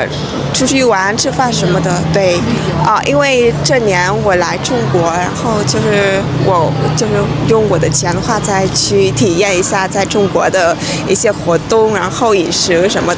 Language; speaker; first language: Chinese; non-native, fluent; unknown